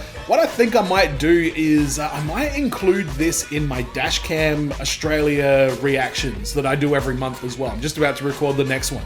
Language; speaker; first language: English; native; English